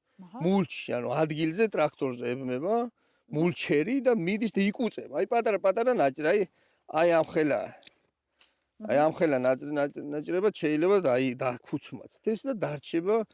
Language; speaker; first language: Georgian; native; Georgian